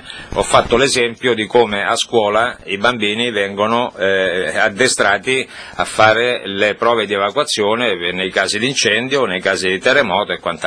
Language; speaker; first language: Italian; native; Italian